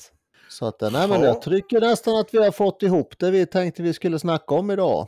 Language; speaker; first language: Swedish; native; Swedish